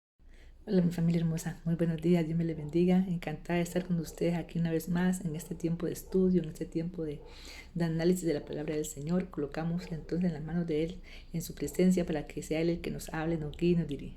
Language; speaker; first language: Spanish; native; Spanish